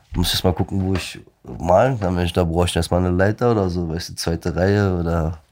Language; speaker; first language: German; early bilingual, other home language; Turkish